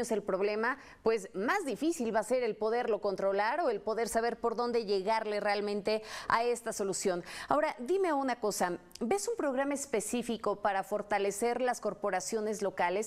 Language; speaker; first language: Spanish; native; Spanish